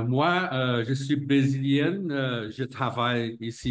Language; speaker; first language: French; non-native, fluent; Portuguese